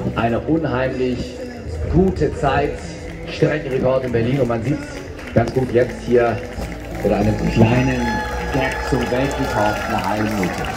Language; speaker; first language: German; native; German